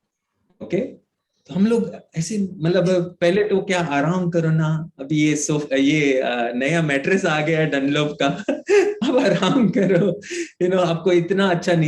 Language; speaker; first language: Hindi; native; Hindi